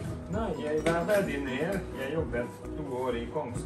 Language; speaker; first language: Norwegian; non-native, fluent; Hungarian